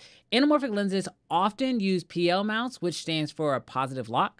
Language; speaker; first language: English; native; English